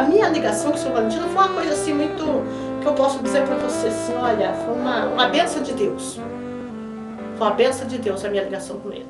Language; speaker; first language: Portuguese; native; Portuguese